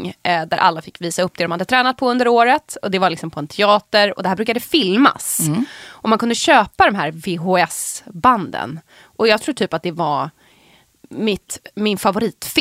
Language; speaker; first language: Swedish; native; Swedish